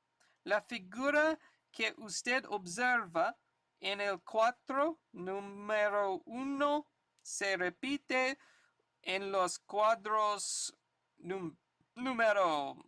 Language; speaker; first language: Spanish; non-native, learner; English